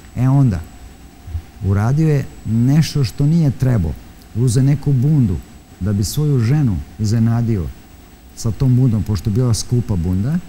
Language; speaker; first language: Serbian; native; Serbian